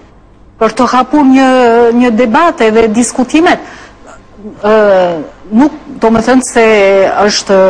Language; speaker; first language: Albanian; non-native, fluent; French